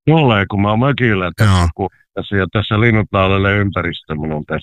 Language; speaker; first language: Finnish; native; Finnish